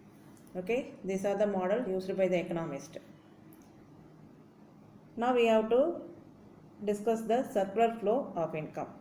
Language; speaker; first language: English; non-native, local second language; Tamil